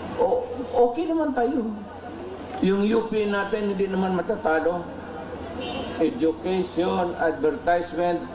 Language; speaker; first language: Filipino; non-native, local second language; Cebuano